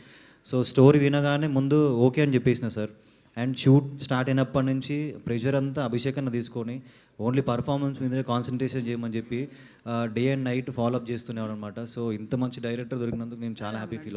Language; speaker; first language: Telugu; native; Telugu